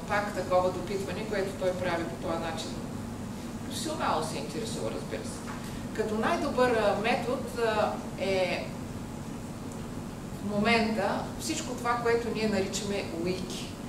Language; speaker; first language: Bulgarian; native; Bulgarian